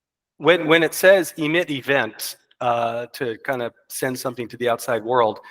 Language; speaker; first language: English; native; English